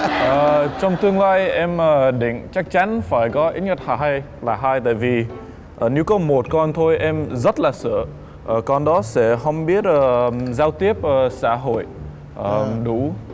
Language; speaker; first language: Vietnamese; non-native, fluent; English